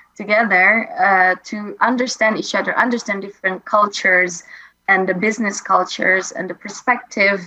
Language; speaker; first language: English; non-native, fluent; Indonesian